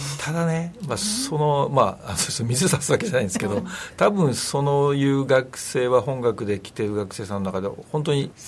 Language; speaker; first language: Japanese; native; Japanese